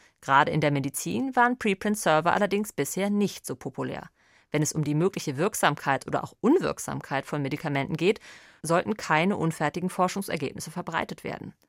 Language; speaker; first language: German; native; German